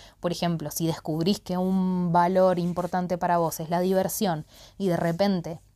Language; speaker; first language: Spanish; native; Spanish